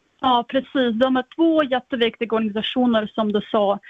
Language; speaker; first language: Swedish; non-native, fluent; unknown